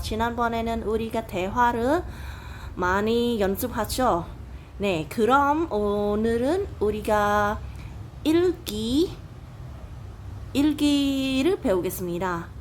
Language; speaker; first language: Korean; non-native, fluent; Khmer